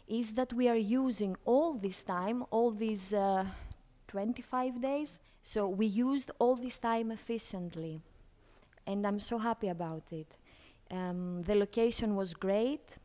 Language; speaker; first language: English; non-native, fluent; Greek